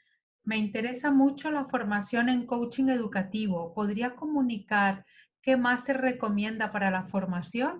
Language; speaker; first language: Spanish; native; Spanish